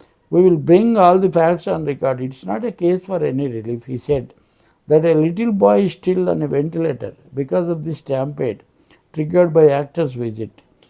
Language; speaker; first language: English; non-native, local second language; Telugu